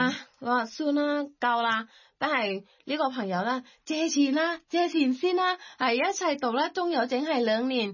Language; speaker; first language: Cantonese; non-native, learner; Thai